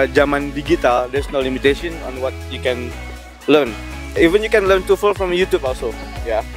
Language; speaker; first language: English; non-native, fluent; Indonesian